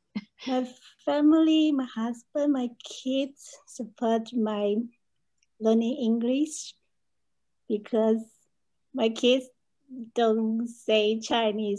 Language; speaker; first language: English; non-native, learner; Chinese